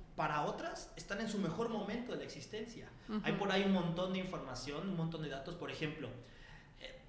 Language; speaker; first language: Spanish; native; Spanish